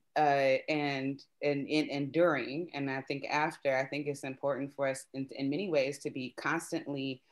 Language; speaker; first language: English; native; English